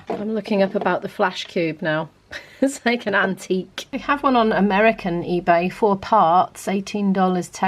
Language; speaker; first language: English; native; English